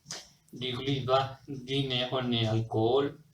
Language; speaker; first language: German; non-native, learner; Spanish